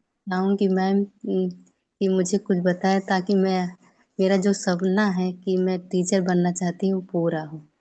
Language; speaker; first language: Hindi; native; Hindi